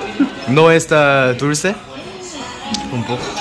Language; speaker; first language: Spanish; non-native, learner; Korean